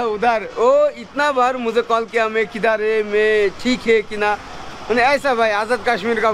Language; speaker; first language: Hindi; non-native, learner; Bangla